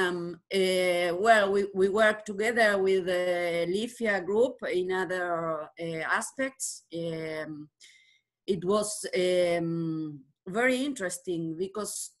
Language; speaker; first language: English; non-native, learner; Spanish